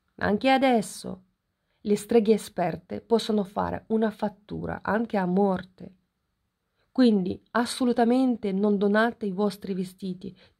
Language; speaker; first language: Italian; non-native, fluent; Ukrainian